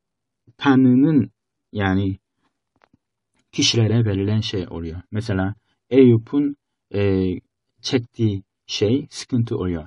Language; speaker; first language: Turkish; non-native, fluent; Korean